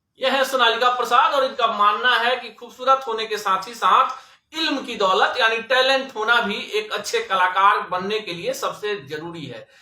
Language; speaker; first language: Hindi; native; Hindi